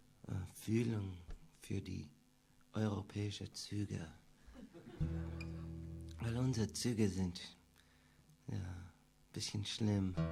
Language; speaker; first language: German; non-native, learner; English